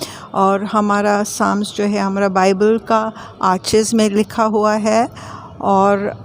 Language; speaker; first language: Hindi; non-native, local second language; English